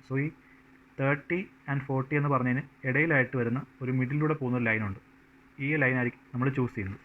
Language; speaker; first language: Malayalam; native; Malayalam